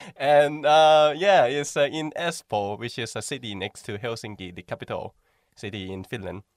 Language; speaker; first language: English; non-native, fluent; Thai